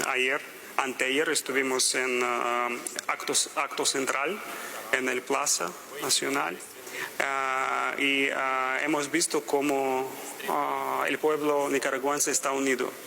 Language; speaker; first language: Spanish; non-native, fluent; Russian